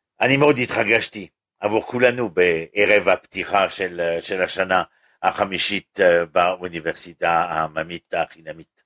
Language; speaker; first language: Hebrew; non-native, fluent; French